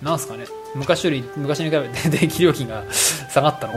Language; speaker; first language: Japanese; native; Japanese